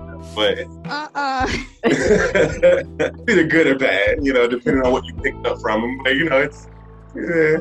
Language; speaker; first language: English; native; English